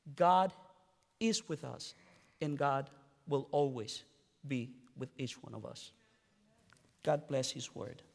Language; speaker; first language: English; non-native, fluent; Spanish